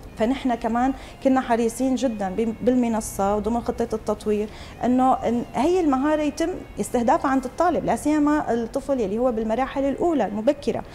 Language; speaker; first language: Arabic; native; Arabic